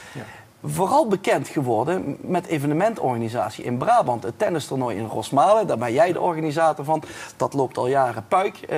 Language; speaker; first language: Dutch; native; Dutch